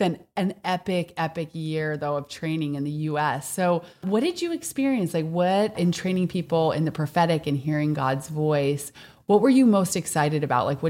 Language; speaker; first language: English; native; English